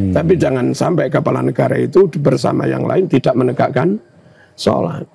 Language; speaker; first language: Indonesian; native; Indonesian